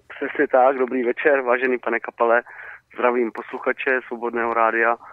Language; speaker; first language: Czech; native; Czech